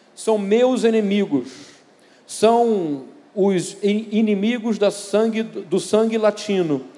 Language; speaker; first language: Portuguese; native; Portuguese